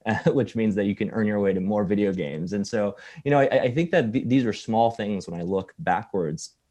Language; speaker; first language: English; early bilingual, other home language; Chinese